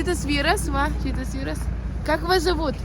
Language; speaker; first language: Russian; non-native, fluent; Lithuanian